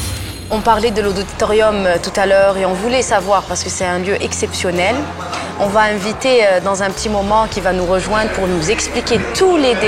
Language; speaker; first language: French; non-native, local second language; Arabic